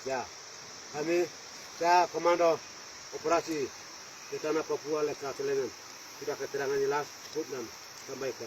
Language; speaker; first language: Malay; non-native, local second language; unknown